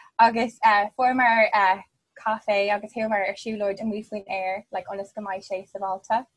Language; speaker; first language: Irish; non-native, local second language; English